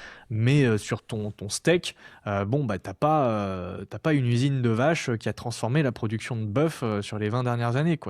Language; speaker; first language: French; native; French